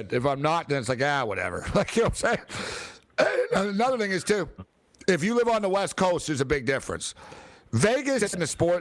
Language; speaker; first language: English; native; English